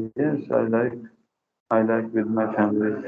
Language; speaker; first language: English; non-native, learner; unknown